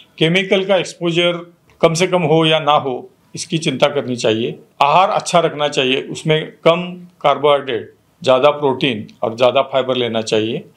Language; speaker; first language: Hindi; non-native, local second language; Marathi